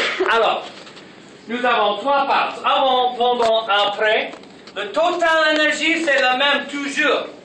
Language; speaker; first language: French; non-native, learner; English